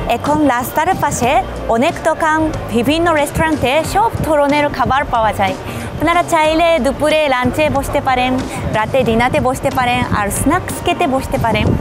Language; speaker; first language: Bangla; non-native, fluent; Japanese